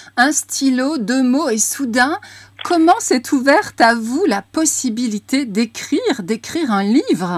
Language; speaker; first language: French; native; French